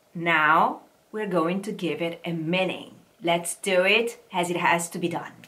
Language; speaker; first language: English; non-native, fluent; Italian